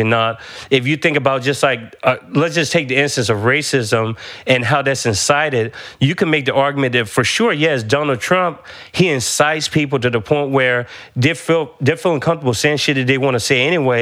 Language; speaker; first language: English; native; English